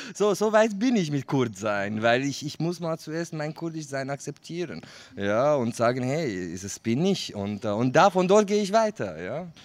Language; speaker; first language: German; non-native, fluent; Kurdish